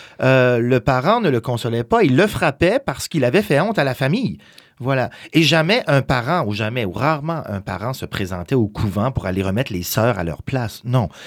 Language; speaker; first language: French; native; French